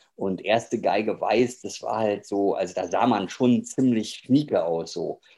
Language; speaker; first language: German; native; German